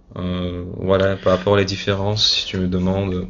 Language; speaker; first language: French; non-native, fluent; Russian